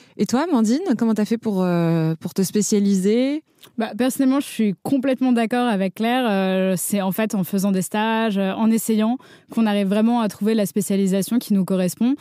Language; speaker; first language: French; native; French